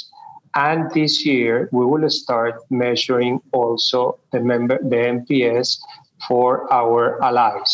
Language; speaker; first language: English; non-native, fluent; Spanish